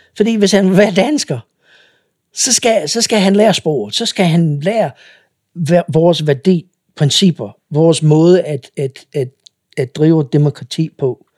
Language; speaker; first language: Danish; non-native, fluent; English